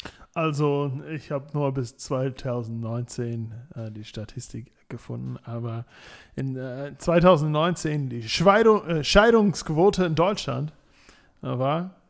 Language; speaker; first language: German; non-native, fluent; English